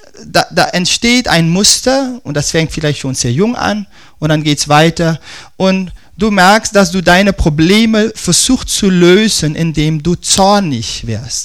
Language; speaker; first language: German; non-native, fluent; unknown